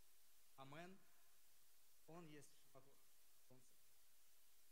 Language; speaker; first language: Polish; non-native, learner; Ukrainian